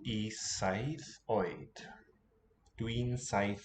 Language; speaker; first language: Welsh; non-native, learner; English